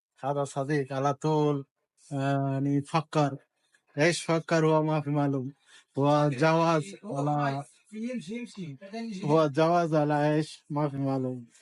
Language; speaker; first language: Arabic; non-native, learner; Bangla